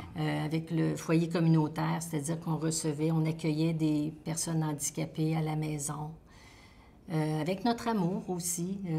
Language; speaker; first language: French; native; French